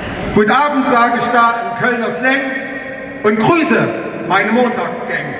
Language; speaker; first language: German; native; German